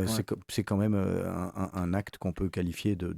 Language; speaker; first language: French; native; French